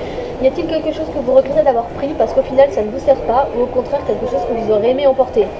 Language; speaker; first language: French; native; French